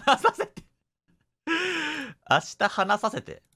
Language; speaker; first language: Japanese; native; Japanese